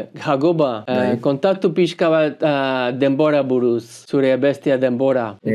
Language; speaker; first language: Basque; non-native, learner; English